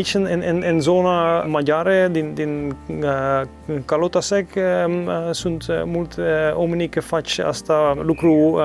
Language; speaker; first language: Romanian; non-native, learner; Dutch